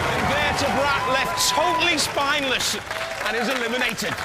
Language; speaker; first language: English; native; English